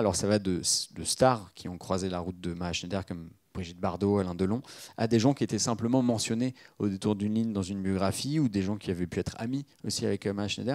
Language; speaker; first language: French; native; French